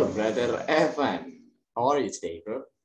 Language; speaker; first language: English; non-native, fluent; Indonesian